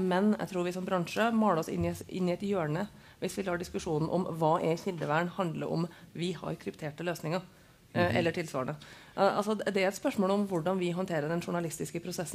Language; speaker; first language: Norwegian; native; Norwegian